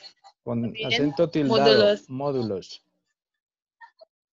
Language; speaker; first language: Spanish; native; Spanish